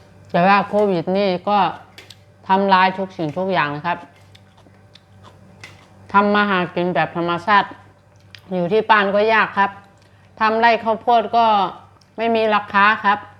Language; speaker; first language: Thai; non-native, fluent; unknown